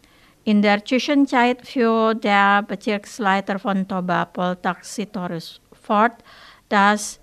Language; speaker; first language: German; non-native, fluent; Indonesian